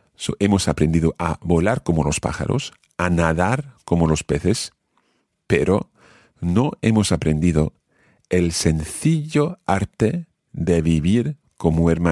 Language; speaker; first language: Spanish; non-native, fluent; English